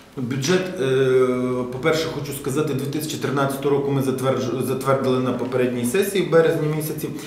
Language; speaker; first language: Ukrainian; native; Ukrainian